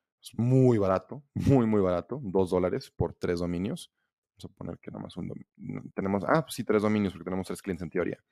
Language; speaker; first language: Spanish; native; Spanish